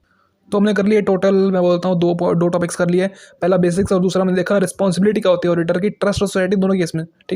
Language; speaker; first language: Hindi; native; Hindi